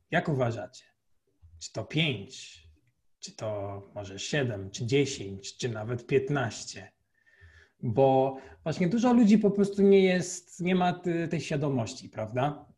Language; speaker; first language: Polish; non-native, fluent; Portuguese